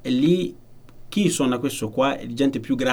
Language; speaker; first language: Italian; non-native, learner; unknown